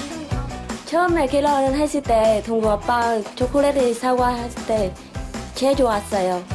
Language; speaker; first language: Korean; non-native, learner; Vietnamese